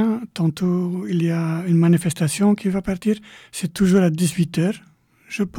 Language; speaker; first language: French; native; French